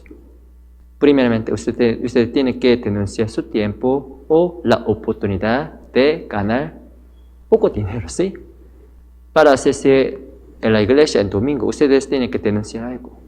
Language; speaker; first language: Spanish; non-native, fluent; Korean